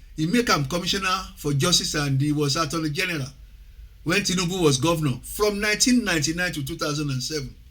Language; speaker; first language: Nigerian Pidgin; non-native, local second language; Yoruba